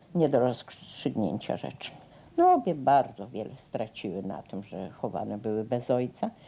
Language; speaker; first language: Polish; native; Polish